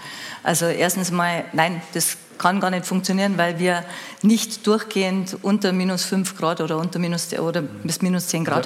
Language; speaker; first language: German; native; German